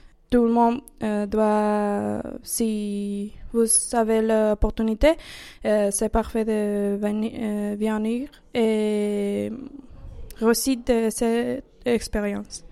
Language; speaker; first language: French; non-native, learner; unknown